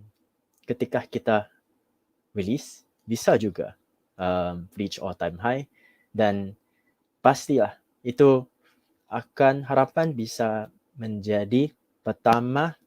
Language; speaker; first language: Indonesian; non-native, fluent; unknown